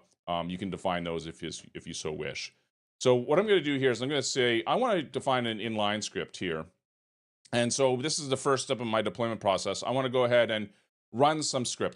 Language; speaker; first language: English; native; English